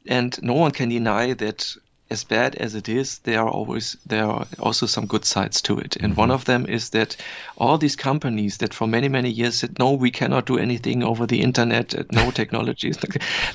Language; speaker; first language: English; non-native, fluent; German